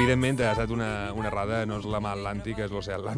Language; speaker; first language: Catalan; native; Catalan